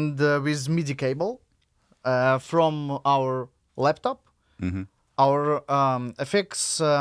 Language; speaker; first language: English; non-native, learner; Russian